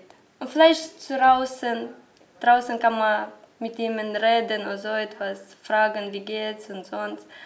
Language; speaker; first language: German; non-native, learner; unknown